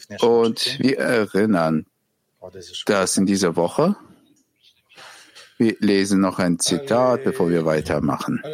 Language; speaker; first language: German; non-native, fluent; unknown